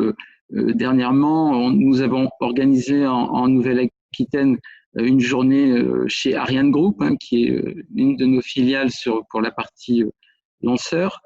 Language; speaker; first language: French; native; French